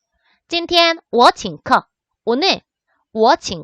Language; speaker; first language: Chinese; non-native, learner; Korean